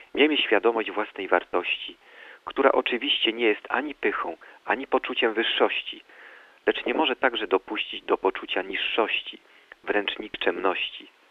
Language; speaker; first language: Polish; early bilingual, heritage; Polish